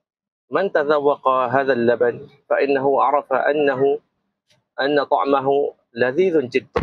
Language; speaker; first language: Arabic; non-native, fluent; Malay